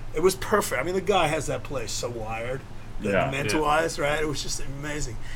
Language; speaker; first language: English; native; English